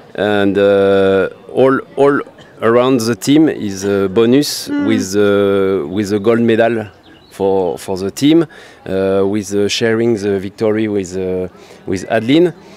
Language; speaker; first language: English; non-native, fluent; French